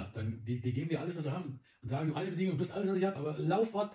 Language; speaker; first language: German; native; German